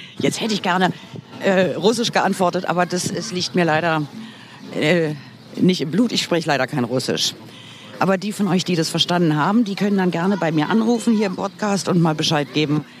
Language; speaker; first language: German; native; German